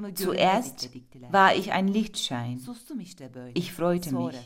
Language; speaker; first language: German; non-native, fluent; Turkish